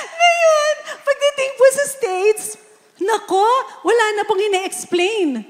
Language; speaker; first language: Filipino; native; Filipino